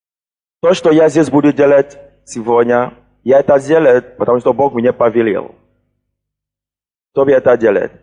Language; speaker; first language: Russian; non-native, fluent; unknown